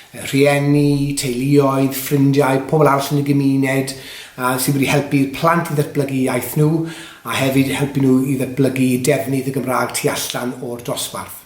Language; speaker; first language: Welsh; native; Welsh